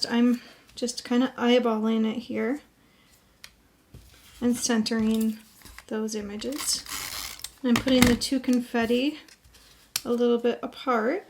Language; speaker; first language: English; native; English